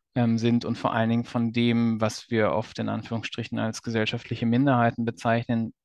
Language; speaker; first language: German; native; German